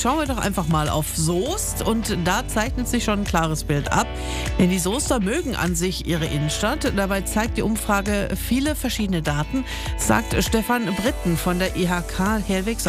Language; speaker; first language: German; native; German